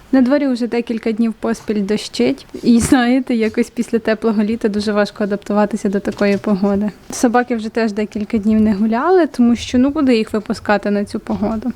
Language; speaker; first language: Ukrainian; non-native, local second language; Russian